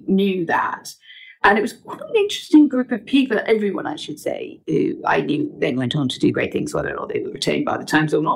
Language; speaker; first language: English; native; English